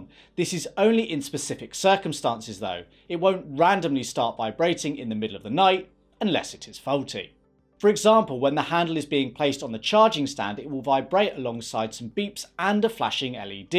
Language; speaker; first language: English; native; English